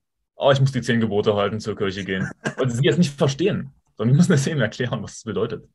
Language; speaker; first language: German; native; German